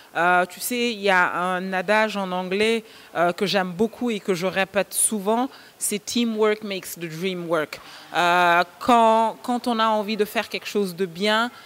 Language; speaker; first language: French; non-native, local second language; Wolof